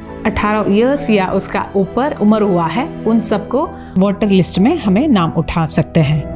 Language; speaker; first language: Hindi; non-native, local second language; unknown